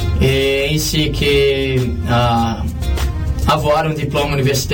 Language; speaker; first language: French; non-native, fluent; Portuguese